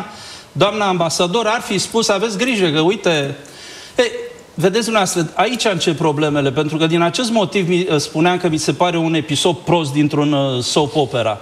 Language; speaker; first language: Romanian; native; Romanian